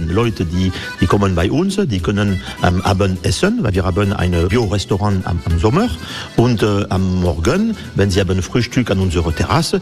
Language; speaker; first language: German; non-native, fluent; French